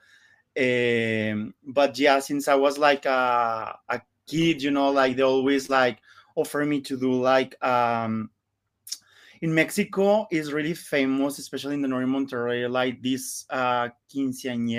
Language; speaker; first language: English; non-native, learner; Spanish